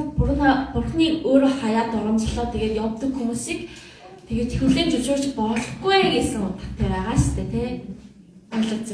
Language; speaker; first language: Mongolian; non-native, fluent; Korean